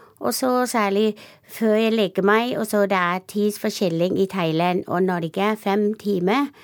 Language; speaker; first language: Norwegian; non-native, learner; Thai